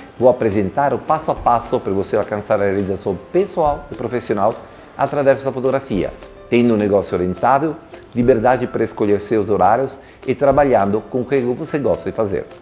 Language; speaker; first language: Portuguese; non-native, fluent; Italian